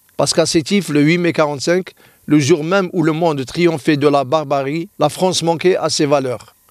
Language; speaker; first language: French; non-native, local second language; Arabic